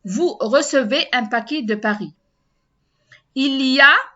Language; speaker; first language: French; non-native, learner; Arabic